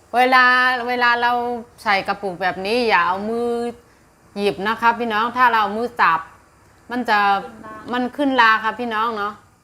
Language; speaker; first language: Thai; native; Thai